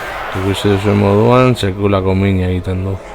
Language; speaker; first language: Basque; native; Basque